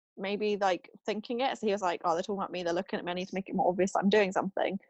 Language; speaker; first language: English; non-native, fluent; German